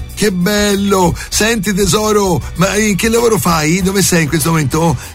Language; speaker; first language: Italian; native; Italian